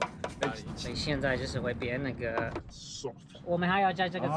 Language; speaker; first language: Chinese; non-native, learner; English